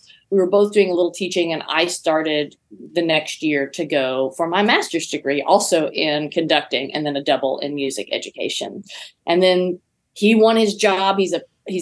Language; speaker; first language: English; native; English